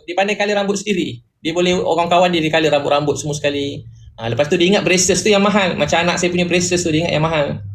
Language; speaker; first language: Malay; native; Malay